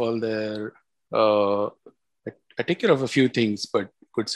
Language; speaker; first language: English; non-native, local second language; Marathi